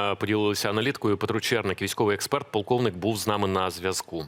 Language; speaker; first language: Ukrainian; native; Ukrainian